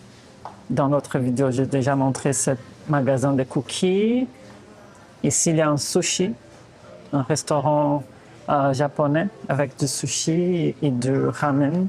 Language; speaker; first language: French; non-native, fluent; Portuguese